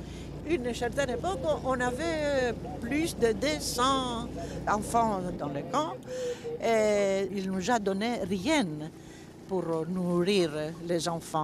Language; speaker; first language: French; non-native, fluent; Greek